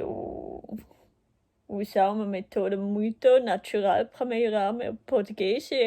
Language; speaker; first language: Portuguese; non-native, learner; German